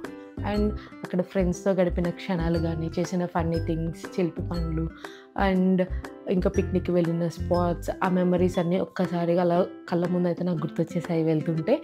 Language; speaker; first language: Telugu; native; Telugu